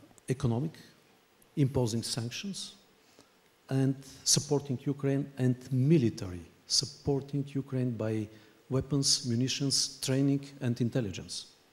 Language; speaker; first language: English; non-native, fluent; Bulgarian